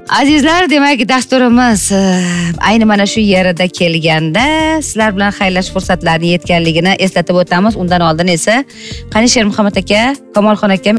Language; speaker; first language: Uzbek; native; Uzbek